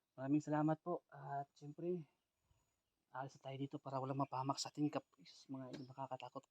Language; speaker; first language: Filipino; non-native, local second language; Cebuano